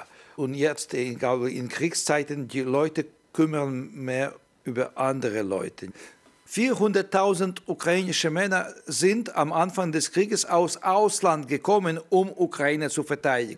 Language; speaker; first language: German; non-native, learner; Ukrainian